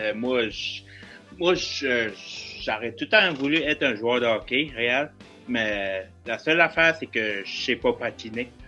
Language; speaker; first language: French; native; French